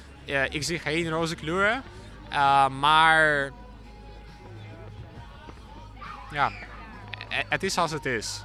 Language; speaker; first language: Dutch; non-native, learner; Ukrainian